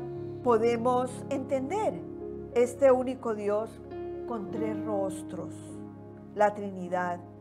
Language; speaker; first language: Spanish; native; Spanish